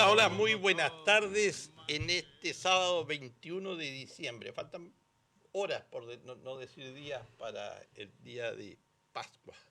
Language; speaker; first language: Spanish; native; Spanish